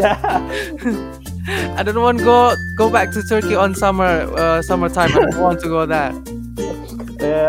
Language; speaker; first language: English; non-native, learner; Indonesian